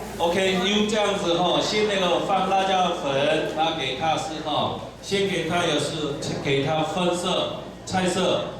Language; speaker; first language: Chinese; non-native, fluent; Korean